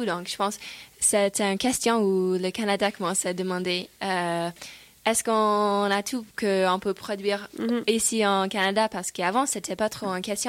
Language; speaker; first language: French; non-native, fluent; English